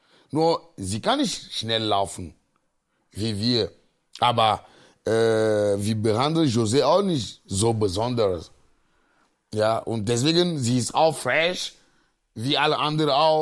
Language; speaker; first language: German; non-native, fluent; Ewe